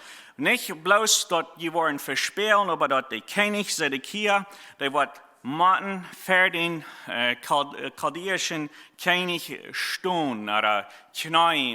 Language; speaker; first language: German; non-native, learner; Plautdietsch